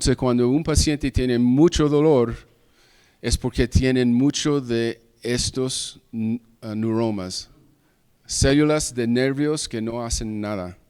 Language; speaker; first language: Spanish; early bilingual, heritage; English